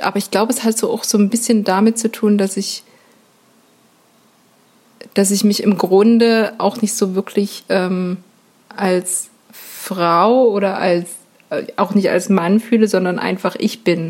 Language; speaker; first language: German; native; German